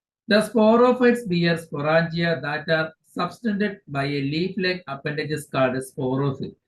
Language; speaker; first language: English; non-native, local second language; Malayalam